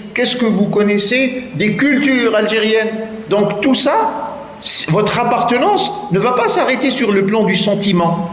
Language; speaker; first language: French; non-native, local second language; Arabic